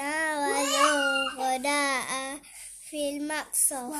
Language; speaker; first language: Arabic; non-native, learner; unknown